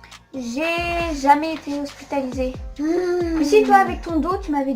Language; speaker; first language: French; native; French